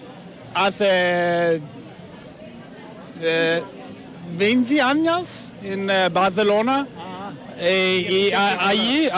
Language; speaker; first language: Spanish; non-native, learner; Danish